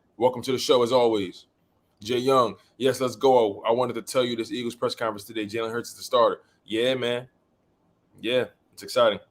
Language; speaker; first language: English; native; English